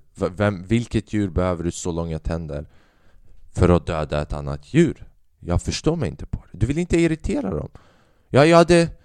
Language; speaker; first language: Swedish; native; Swedish